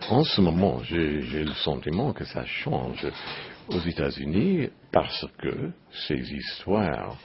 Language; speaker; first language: French; non-native, learner; English